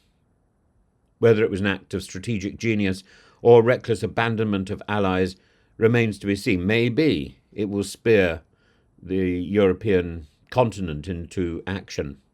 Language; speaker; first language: English; native; English